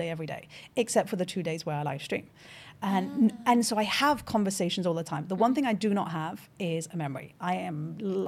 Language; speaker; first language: English; non-native, fluent; French